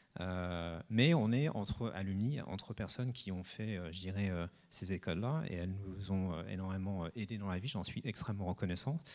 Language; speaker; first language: French; native; French